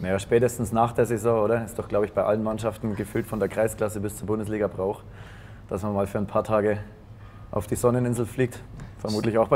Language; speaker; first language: German; native; German